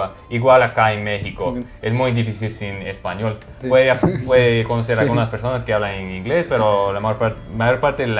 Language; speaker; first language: Spanish; non-native, fluent; English